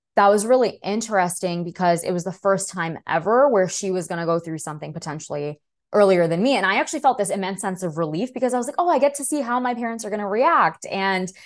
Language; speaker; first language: English; early bilingual, other home language; Russian